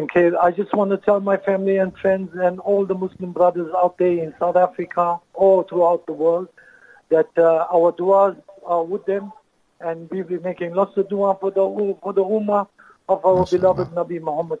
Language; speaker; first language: English; native; English